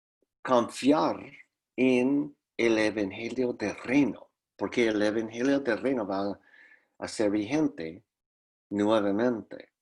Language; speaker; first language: Spanish; non-native, fluent; English